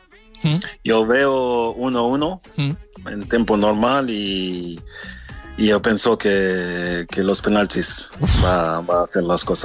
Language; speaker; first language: Spanish; non-native, fluent; French